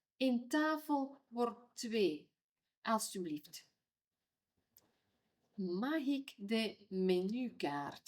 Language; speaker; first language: Dutch; non-native, fluent; Ukrainian